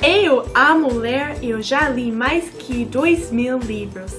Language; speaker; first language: Portuguese; non-native, fluent; English